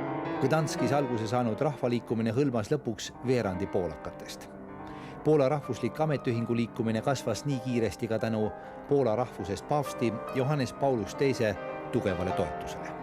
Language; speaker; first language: Estonian; native; Estonian